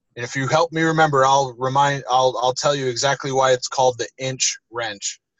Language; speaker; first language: English; native; English